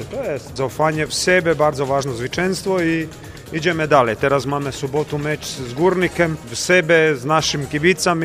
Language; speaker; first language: Polish; non-native, fluent; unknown